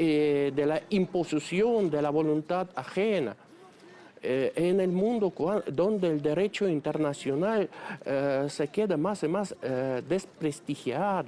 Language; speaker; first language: Spanish; non-native, fluent; Russian